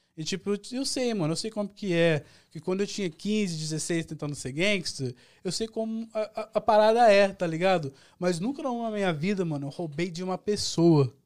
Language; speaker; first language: Portuguese; early bilingual, heritage; Portuguese